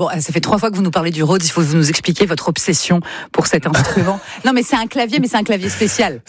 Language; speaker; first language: French; native; French